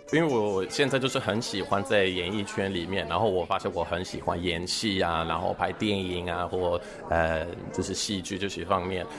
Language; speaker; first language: Chinese; non-native, fluent; Swedish